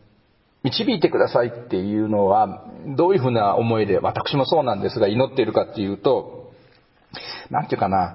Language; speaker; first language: Japanese; native; Japanese